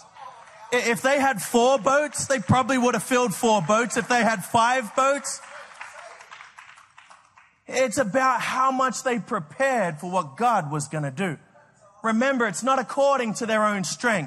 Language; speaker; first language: English; native; English